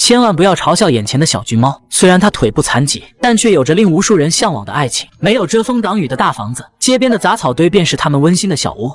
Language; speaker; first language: Chinese; native; Chinese